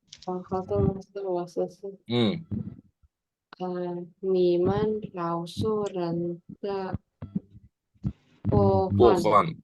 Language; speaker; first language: Chinese; non-native, learner; Indonesian